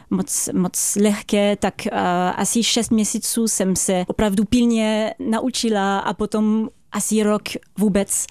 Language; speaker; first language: Czech; non-native, fluent; French